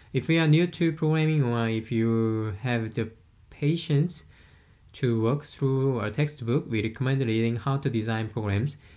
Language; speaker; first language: English; non-native, fluent; Korean